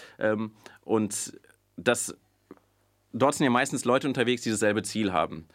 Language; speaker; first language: German; early bilingual, other home language; Russian